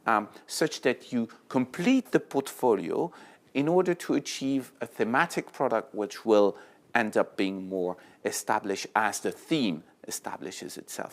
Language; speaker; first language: English; non-native, fluent; French